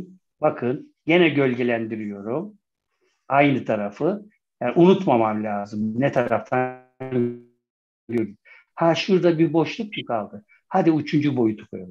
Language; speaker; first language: Turkish; native; Turkish